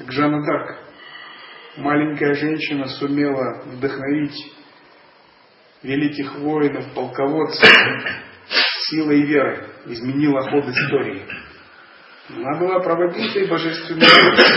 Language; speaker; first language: Russian; native; Russian